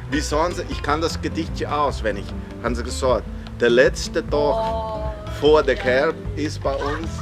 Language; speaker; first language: German; early bilingual, heritage; Portuguese